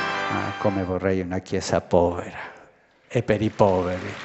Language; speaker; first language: Italian; non-native, fluent; Spanish